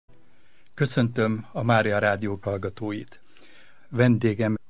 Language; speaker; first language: Hungarian; native; Hungarian